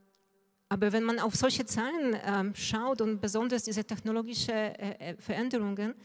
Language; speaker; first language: German; non-native, fluent; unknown